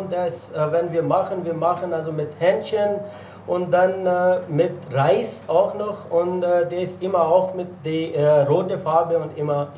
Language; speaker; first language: German; non-native, learner; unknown